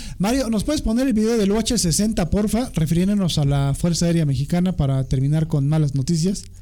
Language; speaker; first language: Spanish; native; Spanish